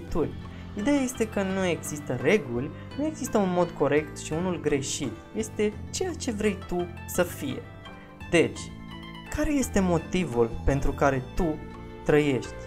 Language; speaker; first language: Romanian; native; Romanian